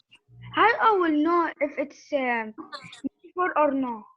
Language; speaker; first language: English; non-native, learner; Arabic